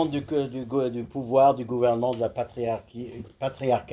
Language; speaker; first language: French; native; French